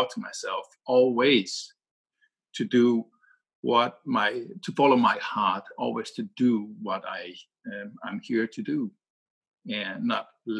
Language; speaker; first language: English; non-native, fluent; Danish